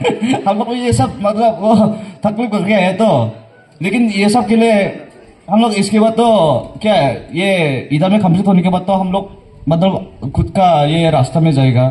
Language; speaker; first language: Hindi; non-native, local second language; Garo